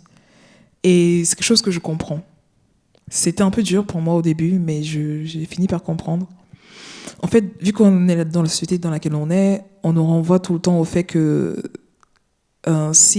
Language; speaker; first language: French; native; French